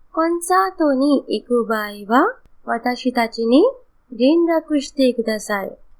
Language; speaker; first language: Japanese; non-native, fluent; Hindi